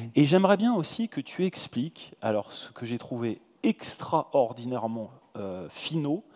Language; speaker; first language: French; native; French